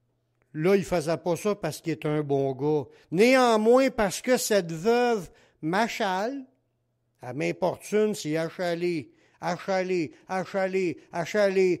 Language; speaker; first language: French; native; French